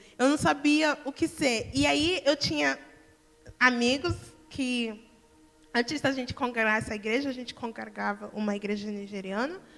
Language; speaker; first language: Portuguese; early bilingual, heritage; Portuguese